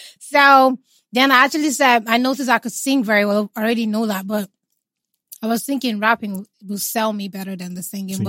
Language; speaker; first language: English; non-native, local second language; Igbo